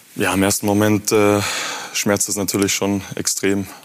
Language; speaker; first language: German; native; German